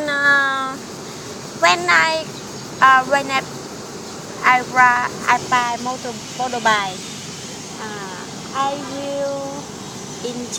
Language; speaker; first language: English; non-native, learner; Vietnamese